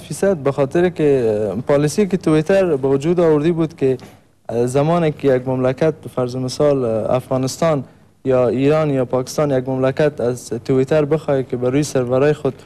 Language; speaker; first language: Persian; native; Persian